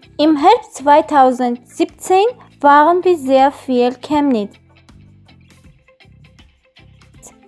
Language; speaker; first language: German; non-native, learner; Armenian